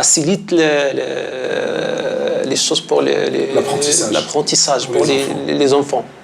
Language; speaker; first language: French; non-native, local second language; Berber languages